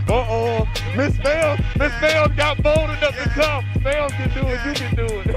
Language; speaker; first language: English; native; English